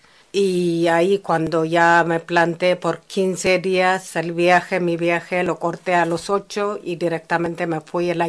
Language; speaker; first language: Spanish; non-native, fluent; Amharic